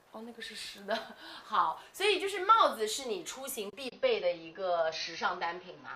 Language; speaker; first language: Chinese; native; Chinese